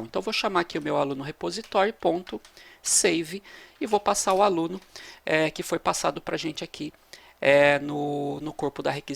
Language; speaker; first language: Portuguese; native; Portuguese